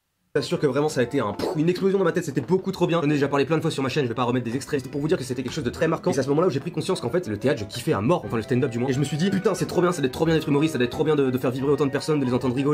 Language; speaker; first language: French; native; French